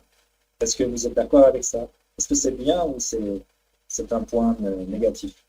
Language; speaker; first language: French; non-native, fluent; Persian